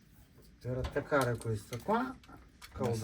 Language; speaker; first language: Italian; non-native, learner; Russian